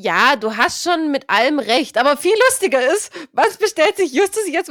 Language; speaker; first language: German; native; German